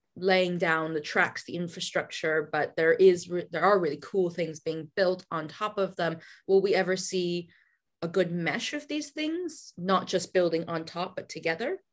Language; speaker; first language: English; native; English